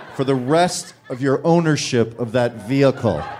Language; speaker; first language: English; native; English